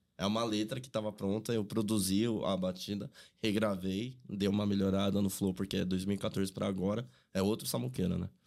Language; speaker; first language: Portuguese; native; Portuguese